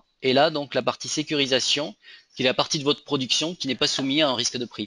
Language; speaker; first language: French; native; French